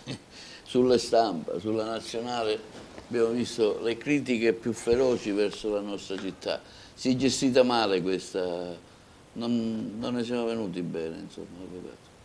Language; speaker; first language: Italian; native; Italian